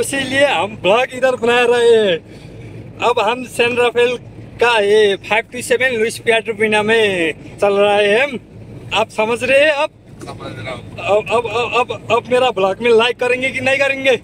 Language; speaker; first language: Hindi; non-native, learner; Nepali